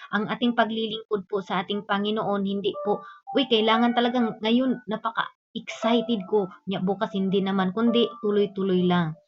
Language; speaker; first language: Filipino; non-native, local second language; Cebuano